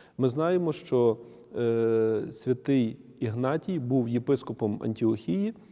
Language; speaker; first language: Ukrainian; native; Ukrainian